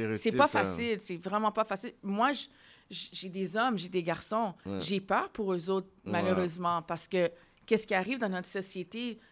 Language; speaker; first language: French; native; French